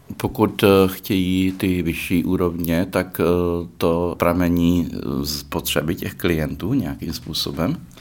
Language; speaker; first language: Czech; native; Czech